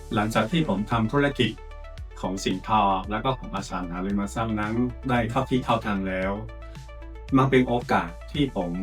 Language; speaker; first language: Thai; non-native, fluent; Chinese